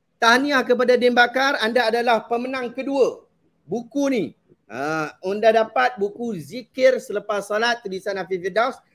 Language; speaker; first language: Malay; native; Malay